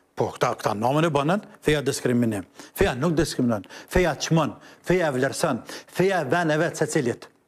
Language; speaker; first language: Albanian; native; Albanian